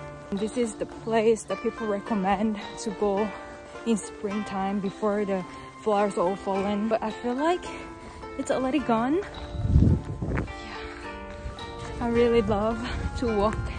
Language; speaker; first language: English; non-native, fluent; Korean